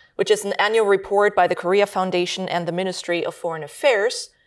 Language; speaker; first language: English; early bilingual, heritage; German